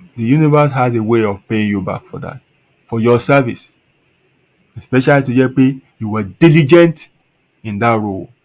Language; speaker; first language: English; non-native, local second language; Yoruba